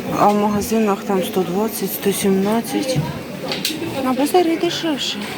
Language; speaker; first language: Ukrainian; native; Ukrainian